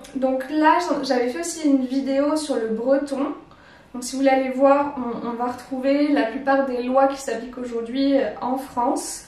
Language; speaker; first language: French; native; French